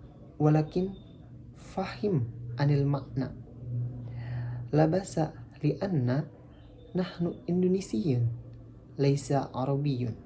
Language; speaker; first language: Arabic; non-native, learner; Indonesian